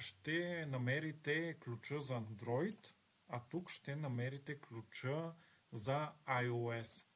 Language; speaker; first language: Bulgarian; native; Bulgarian